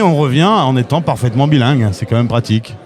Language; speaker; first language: French; native; French